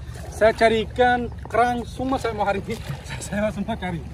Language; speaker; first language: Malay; non-native, learner; Bangla